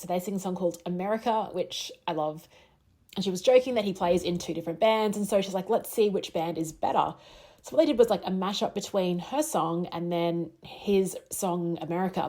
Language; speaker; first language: English; native; English